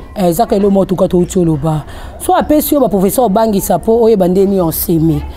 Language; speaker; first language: Lingala; non-native, local second language; Kongo